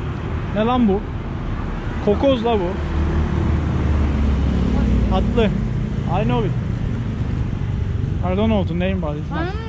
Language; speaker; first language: English; non-native, learner; Turkish